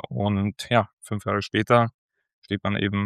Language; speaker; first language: German; native; German